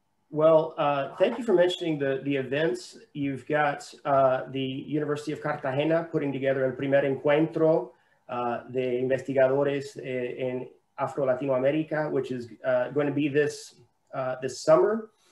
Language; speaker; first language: English; native; English